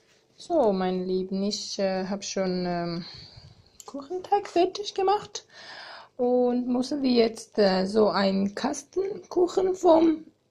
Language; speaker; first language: German; non-native, learner; Armenian